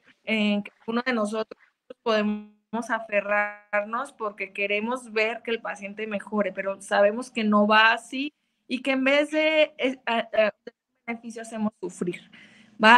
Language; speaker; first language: Spanish; native; Spanish